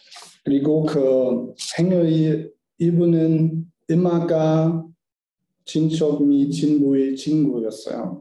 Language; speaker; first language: Korean; non-native, learner; German